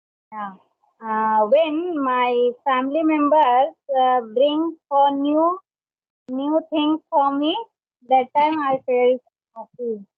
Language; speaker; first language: English; non-native, learner; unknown